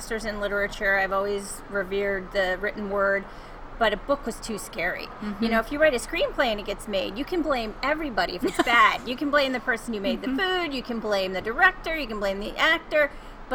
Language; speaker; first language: English; native; English